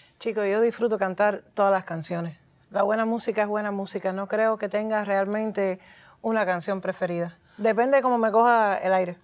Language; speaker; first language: Spanish; early bilingual, heritage; Spanish